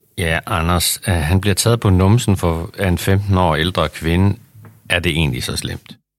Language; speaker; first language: Danish; native; Danish